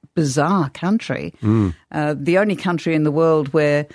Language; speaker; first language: English; native; English